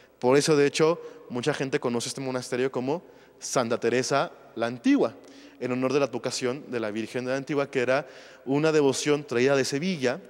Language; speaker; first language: Spanish; native; Spanish